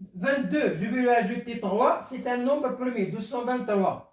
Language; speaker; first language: French; non-native, local second language; Arabic